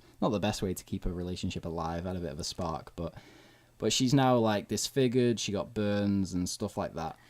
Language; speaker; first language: English; native; English